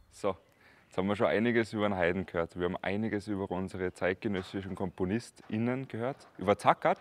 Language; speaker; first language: German; native; German